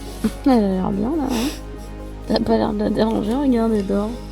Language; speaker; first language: French; native; French